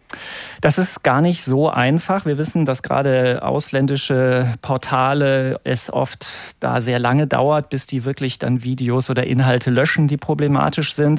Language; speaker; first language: German; native; German